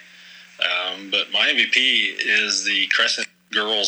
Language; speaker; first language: English; native; English